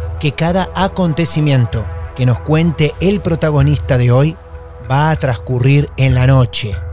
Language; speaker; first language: Spanish; native; Spanish